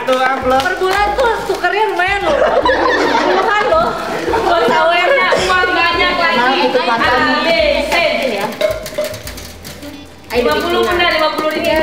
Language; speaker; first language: Indonesian; native; Indonesian